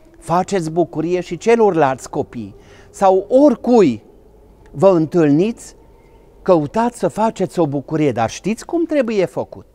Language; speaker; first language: Romanian; non-native, local second language; Hungarian